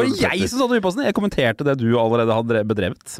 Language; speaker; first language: Norwegian; native; Norwegian